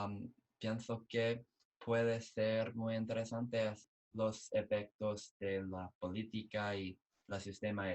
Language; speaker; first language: Spanish; non-native, learner; English